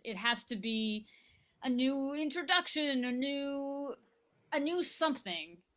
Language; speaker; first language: English; native; English